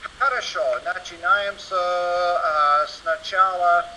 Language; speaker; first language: Russian; non-native, learner; English